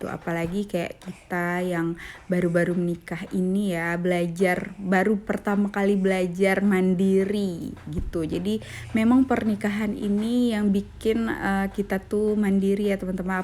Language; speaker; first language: Indonesian; native; Indonesian